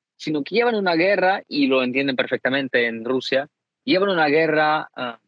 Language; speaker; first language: Spanish; non-native, fluent; Ukrainian